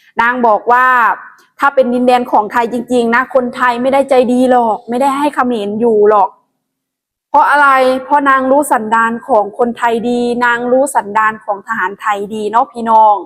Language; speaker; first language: Thai; non-native, local second language; Northeastern Thai